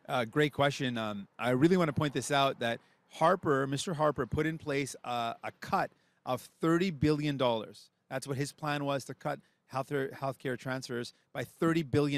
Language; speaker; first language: English; early bilingual, other home language; Punjabi